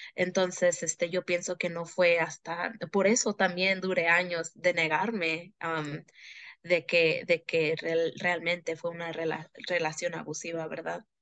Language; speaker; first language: Spanish; early bilingual, heritage; Spanish